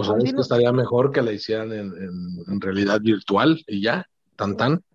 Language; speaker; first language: Spanish; native; Spanish